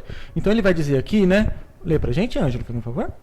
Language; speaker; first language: Portuguese; native; Portuguese